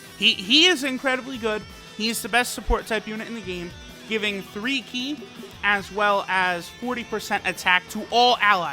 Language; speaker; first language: English; native; English